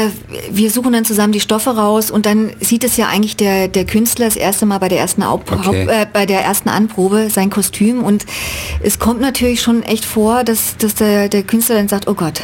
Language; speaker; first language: German; native; German